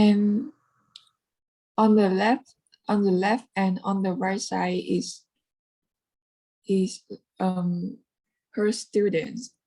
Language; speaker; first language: English; non-native, learner; Vietnamese